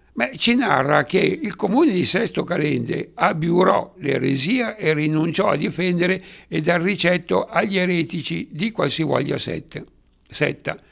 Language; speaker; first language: Italian; native; Italian